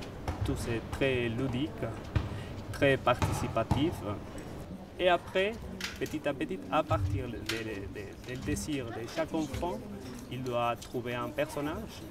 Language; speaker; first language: French; non-native, fluent; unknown